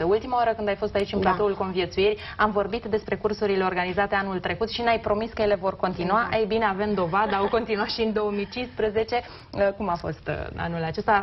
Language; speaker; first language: Romanian; native; Romanian